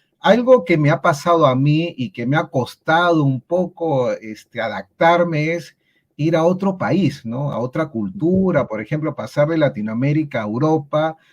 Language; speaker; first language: Spanish; native; Spanish